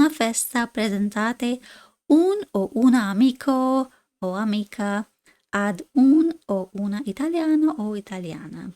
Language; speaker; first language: Italian; non-native, fluent; English